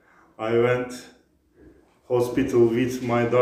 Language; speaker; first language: English; non-native, learner; Turkish